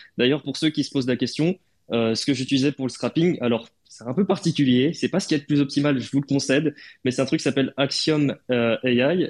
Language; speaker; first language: French; native; French